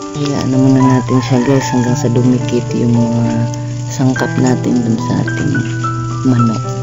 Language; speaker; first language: Filipino; non-native, local second language; Cebuano